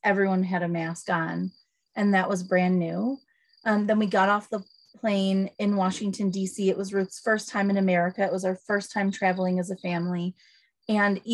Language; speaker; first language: English; native; English